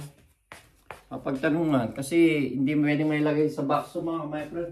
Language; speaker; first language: Filipino; native; Filipino